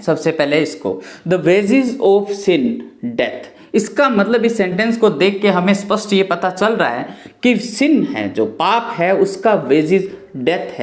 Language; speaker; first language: Hindi; native; Hindi